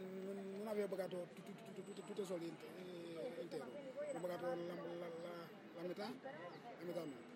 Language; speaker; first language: Italian; non-native, learner; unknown